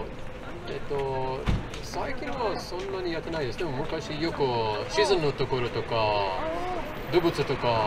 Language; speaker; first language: Japanese; non-native, learner; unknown